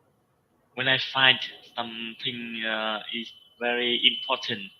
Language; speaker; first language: English; non-native, learner; Vietnamese